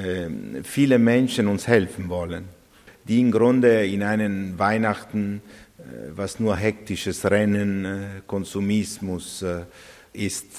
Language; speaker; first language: German; non-native, fluent; Italian